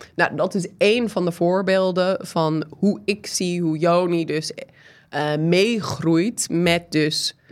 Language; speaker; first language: Dutch; non-native, fluent; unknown